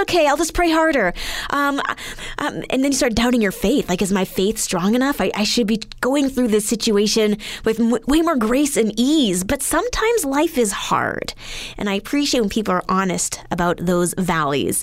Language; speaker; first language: English; native; English